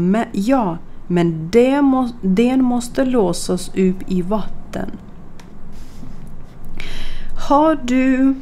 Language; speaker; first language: Swedish; non-native, fluent; Ukrainian